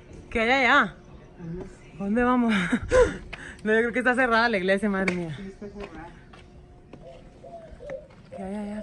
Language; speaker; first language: Spanish; native; Spanish